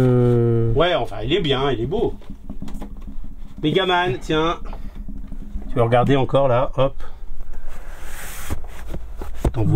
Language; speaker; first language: French; native; French